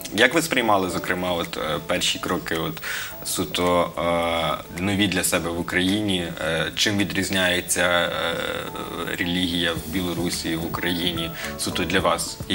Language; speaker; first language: Ukrainian; native; Ukrainian